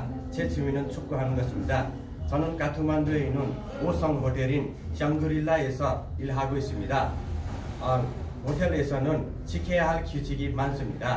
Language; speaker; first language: Korean; non-native, learner; Nepali